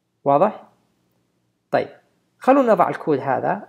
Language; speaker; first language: Arabic; native; Arabic